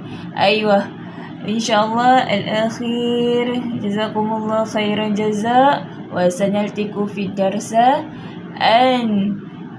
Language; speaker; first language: Arabic; non-native, learner; Malay